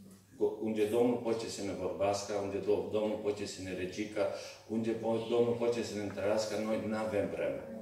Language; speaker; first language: Romanian; non-native, learner; Serbian